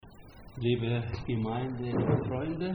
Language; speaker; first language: German; non-native, fluent; Hungarian